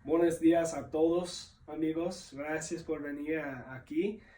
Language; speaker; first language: Spanish; non-native, fluent; English